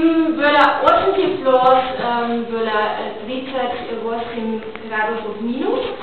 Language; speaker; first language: Russian; non-native, fluent; German